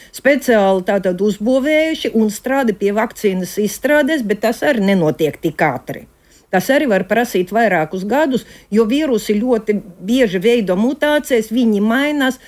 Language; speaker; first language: Latvian; native; Latvian